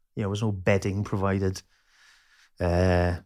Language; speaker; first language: English; native; English